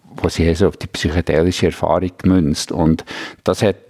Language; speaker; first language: German; early bilingual, other home language; Swedish